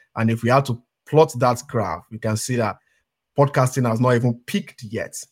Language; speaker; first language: English; non-native, local second language; Yoruba